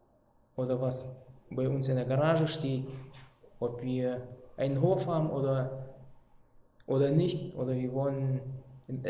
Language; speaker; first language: German; non-native, fluent; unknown